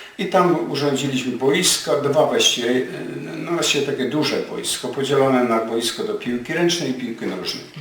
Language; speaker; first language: Polish; native; Polish